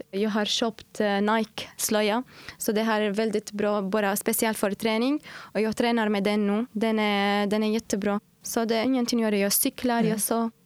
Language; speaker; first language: Swedish; non-native, fluent; Arabic